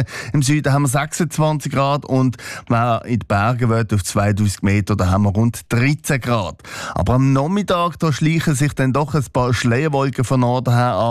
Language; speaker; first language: German; native; German